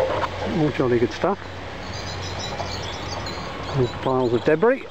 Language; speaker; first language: English; native; English